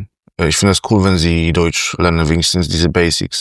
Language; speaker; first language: German; non-native, fluent; Polish